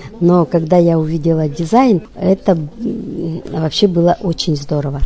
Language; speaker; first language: Russian; non-native, local second language; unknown